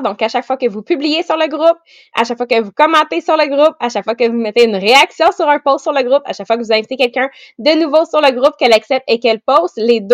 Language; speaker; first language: French; native; French